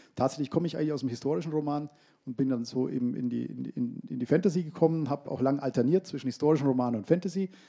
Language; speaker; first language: German; native; German